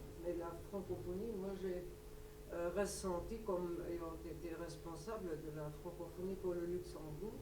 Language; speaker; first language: French; non-native, local second language; Luxembourgish